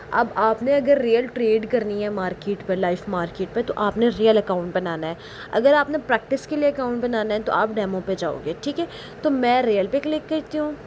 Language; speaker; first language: Urdu; native; Urdu